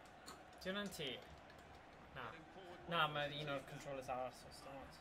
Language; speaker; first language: Welsh; native; Welsh